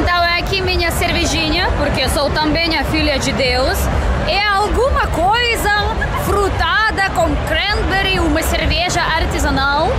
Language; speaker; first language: Portuguese; non-native, fluent; Russian